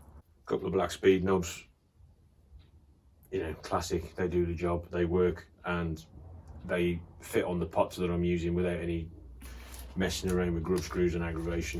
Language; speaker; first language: English; native; English